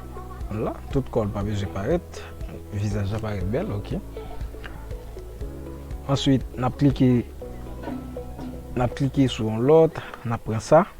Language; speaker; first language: French; non-native, local second language; Haitian Creole